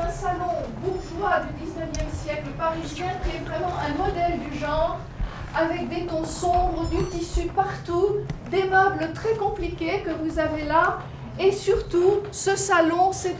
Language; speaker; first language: French; native; French